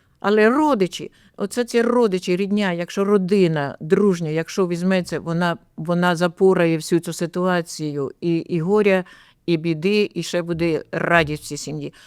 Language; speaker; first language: Ukrainian; native; Ukrainian